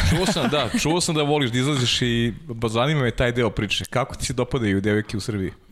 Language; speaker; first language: Serbian; native; Serbian